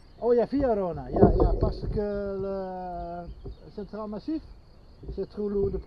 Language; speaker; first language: French; non-native, learner; Dutch